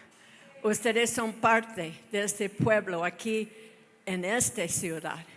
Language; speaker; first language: Spanish; non-native, fluent; English